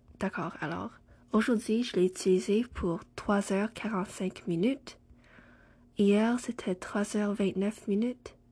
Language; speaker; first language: French; non-native, learner; English